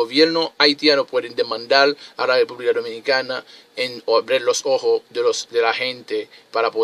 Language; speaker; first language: Spanish; non-native, fluent; Haitian Creole